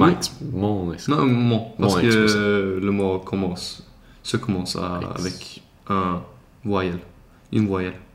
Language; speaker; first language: French; non-native, learner; Swedish